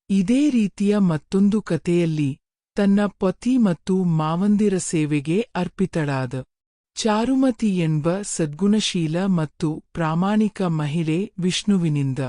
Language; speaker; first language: Kannada; native; Kannada